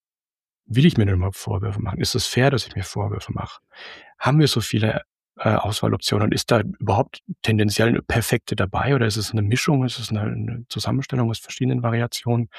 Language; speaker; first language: German; native; German